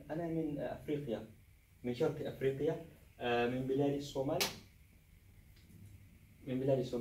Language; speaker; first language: Arabic; non-native, learner; Somali